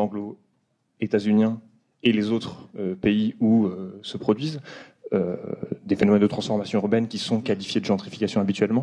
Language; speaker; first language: French; native; French